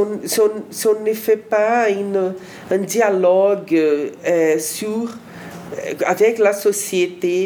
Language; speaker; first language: French; non-native, fluent; Portuguese